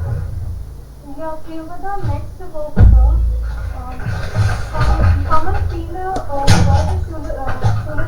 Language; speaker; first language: German; non-native, learner; Hindi